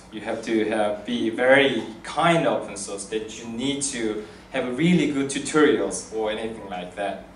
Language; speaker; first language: English; non-native, fluent; Korean